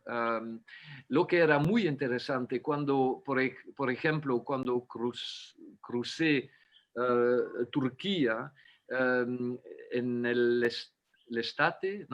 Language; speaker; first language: Spanish; non-native, fluent; French